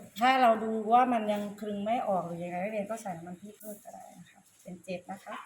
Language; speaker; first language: Thai; native; Thai